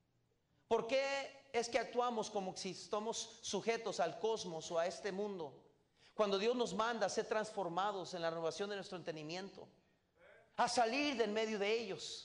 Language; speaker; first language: Spanish; native; Spanish